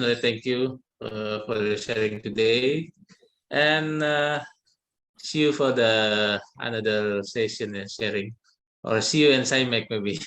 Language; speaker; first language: English; non-native, learner; Indonesian